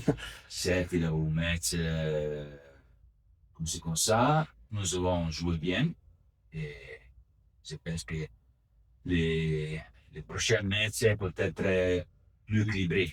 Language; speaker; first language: French; non-native, learner; Italian